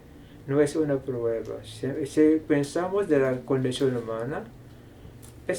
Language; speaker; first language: Spanish; non-native, fluent; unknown